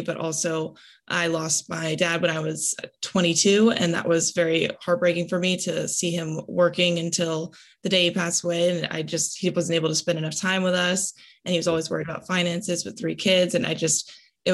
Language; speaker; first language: English; native; English